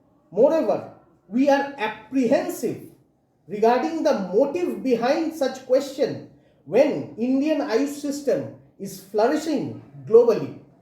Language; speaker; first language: English; non-native, local second language; Bangla